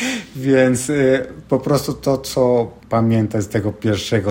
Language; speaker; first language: Polish; non-native, fluent; Spanish